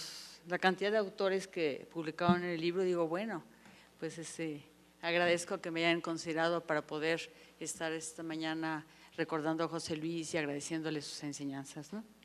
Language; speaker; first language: Spanish; native; Spanish